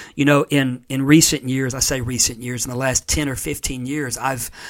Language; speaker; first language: English; native; English